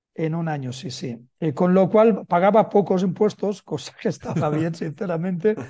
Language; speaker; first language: Spanish; native; Spanish